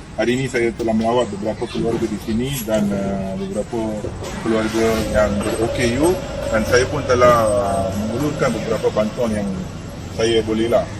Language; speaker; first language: Malay; non-native, local second language; Tamil